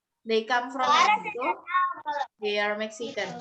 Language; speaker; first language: English; non-native, learner; Indonesian